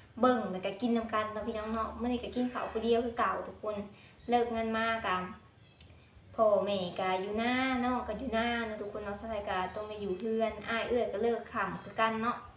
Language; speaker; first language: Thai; non-native, local second language; Lao